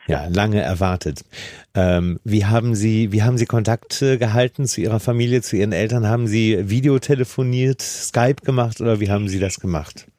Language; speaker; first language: German; native; German